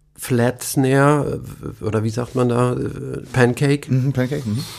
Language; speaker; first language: German; native; German